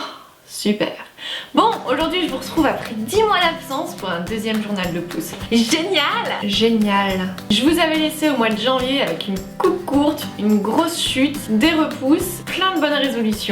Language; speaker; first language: French; native; French